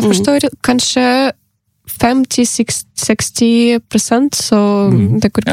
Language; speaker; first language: Norwegian; non-native, learner; Ukrainian